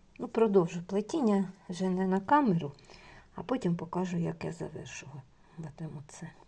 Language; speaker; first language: Ukrainian; non-native, local second language; Russian